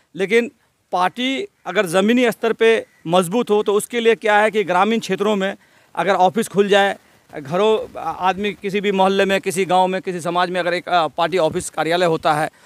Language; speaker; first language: Hindi; native; Hindi